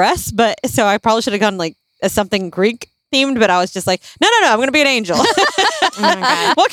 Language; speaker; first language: English; native; English